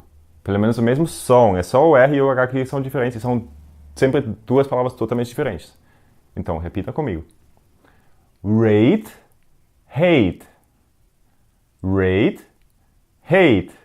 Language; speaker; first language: Portuguese; non-native, fluent; Danish